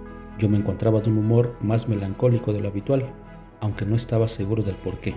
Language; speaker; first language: Spanish; native; Spanish